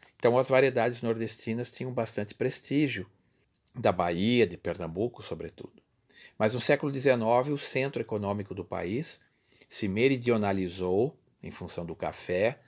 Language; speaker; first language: Portuguese; native; Portuguese